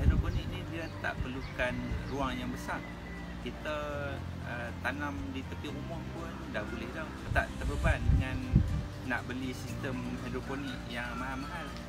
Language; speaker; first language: Malay; native; Malay